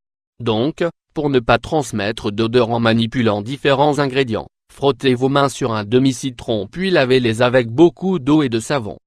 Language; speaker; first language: French; native; French